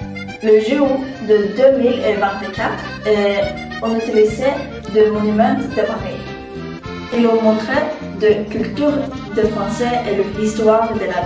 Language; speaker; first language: French; non-native, learner; Norwegian